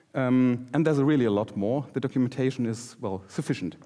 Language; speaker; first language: English; non-native, fluent; German